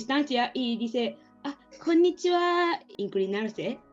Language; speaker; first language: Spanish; non-native, learner; Japanese